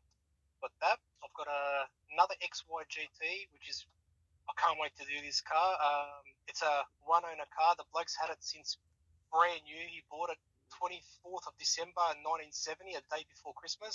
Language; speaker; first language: English; native; English